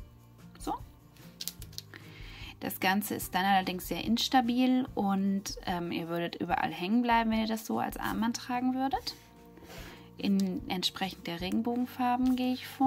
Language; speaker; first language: German; native; German